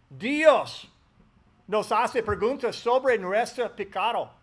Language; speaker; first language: Spanish; non-native, learner; English